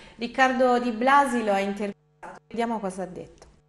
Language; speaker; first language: Italian; native; Italian